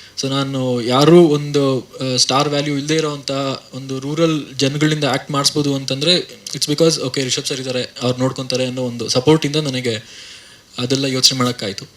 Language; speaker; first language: Kannada; native; Kannada